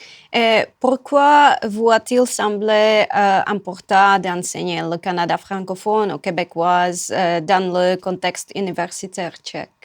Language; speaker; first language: French; non-native, fluent; Czech